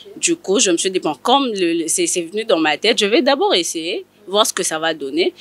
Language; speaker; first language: French; non-native, local second language; Lingala